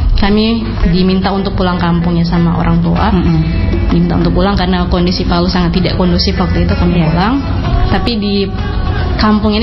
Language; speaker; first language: Indonesian; native; Indonesian